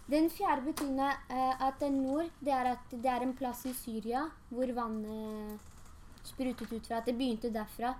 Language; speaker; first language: Norwegian; early bilingual, other home language; Urdu